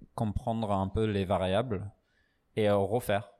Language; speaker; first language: French; non-native, fluent; English